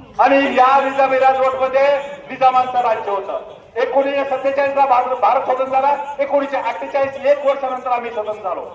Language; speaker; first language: Marathi; non-native, local second language; Lambadi